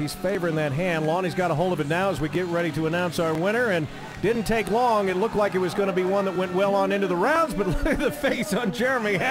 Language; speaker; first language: English; native; English